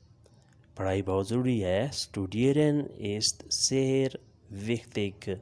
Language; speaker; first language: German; non-native, fluent; Urdu